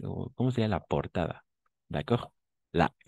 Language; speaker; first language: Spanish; native; Spanish